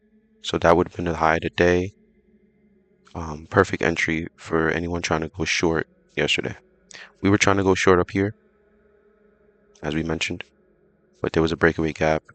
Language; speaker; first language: English; native; English